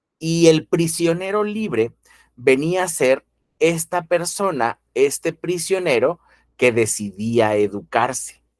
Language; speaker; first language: Spanish; native; Spanish